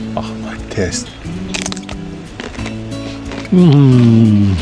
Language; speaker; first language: English; non-native, learner; Turkish